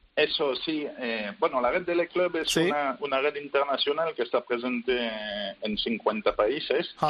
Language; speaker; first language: Spanish; non-native, fluent; French